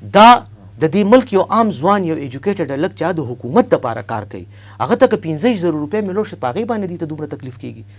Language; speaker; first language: Pashto; native; Pashto